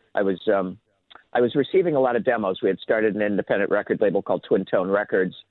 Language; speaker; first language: English; native; English